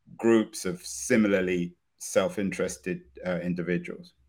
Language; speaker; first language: English; native; English